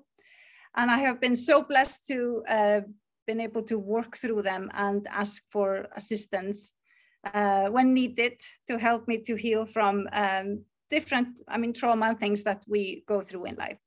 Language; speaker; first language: English; non-native, fluent; Icelandic